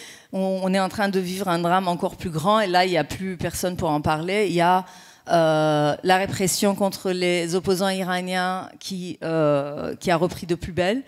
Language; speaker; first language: French; non-native, fluent; Persian